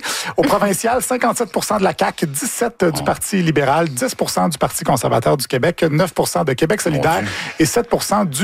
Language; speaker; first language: French; native; French